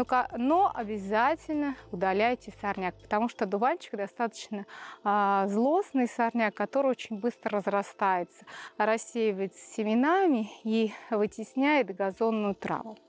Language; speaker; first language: Russian; native; Russian